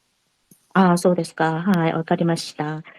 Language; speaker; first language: Japanese; non-native, fluent; Korean